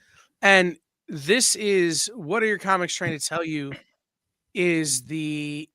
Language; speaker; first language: English; native; English